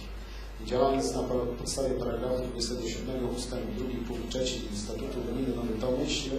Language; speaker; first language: Polish; native; Polish